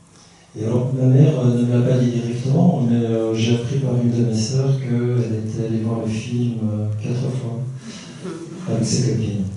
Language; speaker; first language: French; early bilingual, other home language; Korean